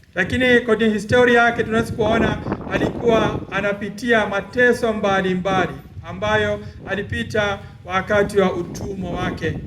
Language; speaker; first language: Swahili; non-native, fluent; Malayalam